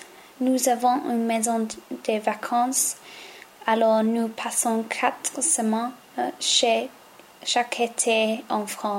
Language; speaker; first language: French; non-native, learner; English